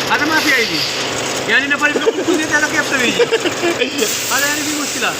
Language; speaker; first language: Arabic; non-native, learner; Hindi